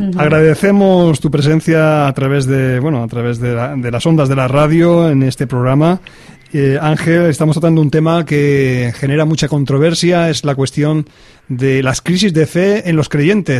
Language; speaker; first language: Spanish; native; Spanish